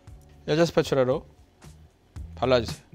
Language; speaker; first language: Korean; native; Korean